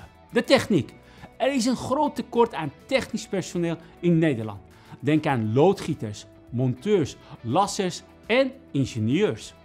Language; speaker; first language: Dutch; non-native, fluent; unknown